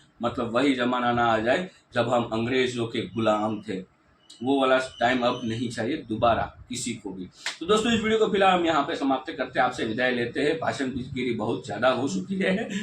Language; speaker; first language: Hindi; non-native, local second language; Gujarati